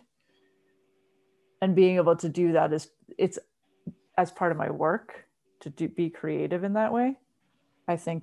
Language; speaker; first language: English; native; English